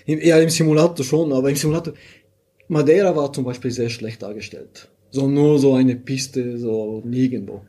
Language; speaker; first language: German; non-native, fluent; Bulgarian